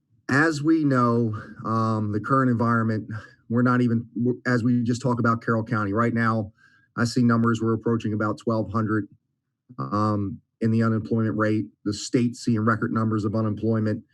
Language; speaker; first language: English; native; English